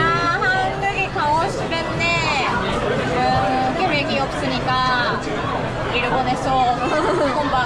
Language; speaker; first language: Korean; non-native, learner; Japanese